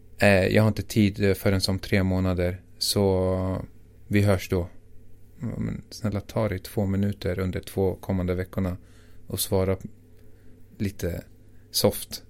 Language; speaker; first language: Swedish; native; Swedish